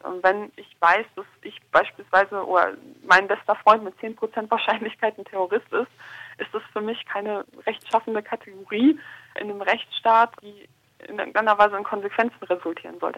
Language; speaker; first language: German; native; German